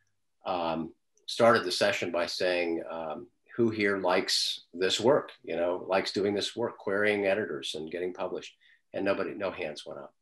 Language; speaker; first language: English; native; English